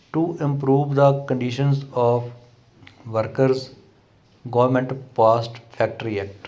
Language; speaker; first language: English; non-native, local second language; Punjabi